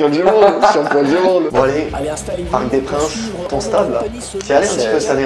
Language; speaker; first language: French; native; French